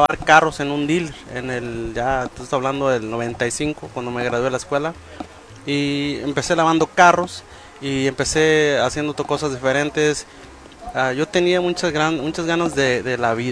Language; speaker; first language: Spanish; native; Spanish